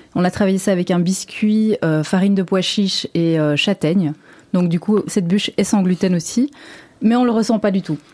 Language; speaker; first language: French; native; French